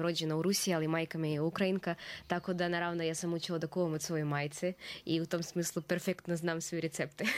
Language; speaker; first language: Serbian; non-native, fluent; Russian